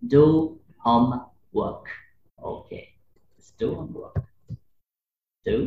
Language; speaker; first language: English; non-native, fluent; Vietnamese